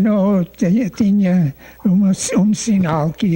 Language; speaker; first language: Portuguese; non-native, fluent; English